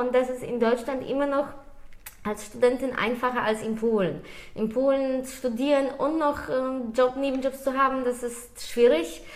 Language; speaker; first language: German; non-native, fluent; Polish